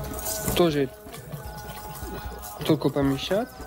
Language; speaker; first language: Russian; non-native, learner; French